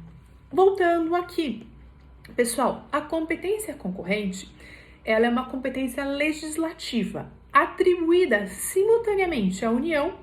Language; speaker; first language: Portuguese; native; Portuguese